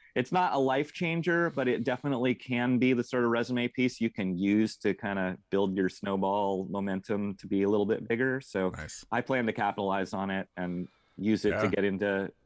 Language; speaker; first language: English; native; English